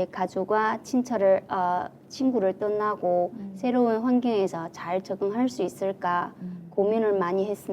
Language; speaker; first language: Korean; non-native, fluent; Chinese